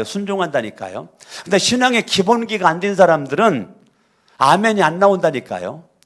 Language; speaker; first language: Korean; native; Korean